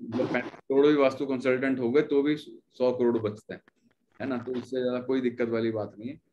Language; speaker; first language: Hindi; native; Hindi